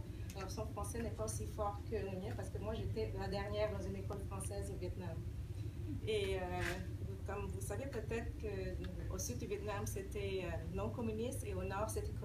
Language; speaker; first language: French; early bilingual, other home language; Vietnamese